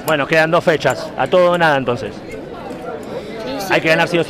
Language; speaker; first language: Spanish; native; Spanish